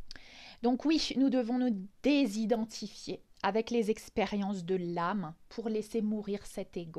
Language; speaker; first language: French; native; French